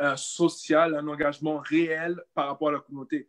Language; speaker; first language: French; native; French